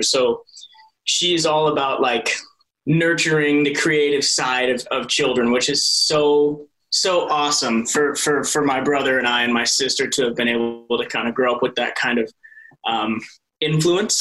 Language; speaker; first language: English; native; English